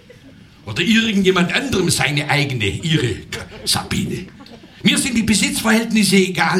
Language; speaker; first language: German; native; German